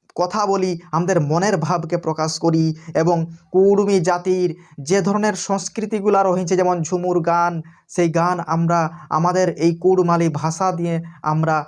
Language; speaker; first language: Bangla; non-native, local second language; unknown